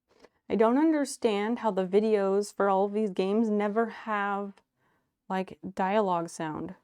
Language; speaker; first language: English; native; English